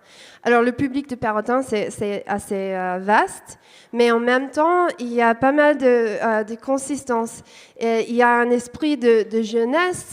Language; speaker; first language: French; non-native, fluent; English